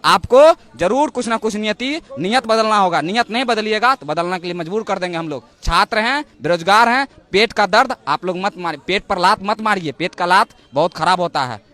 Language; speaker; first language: Hindi; native; Hindi